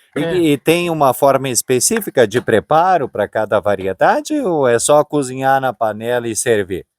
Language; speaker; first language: Portuguese; native; Portuguese